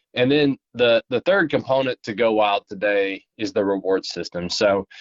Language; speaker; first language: English; native; English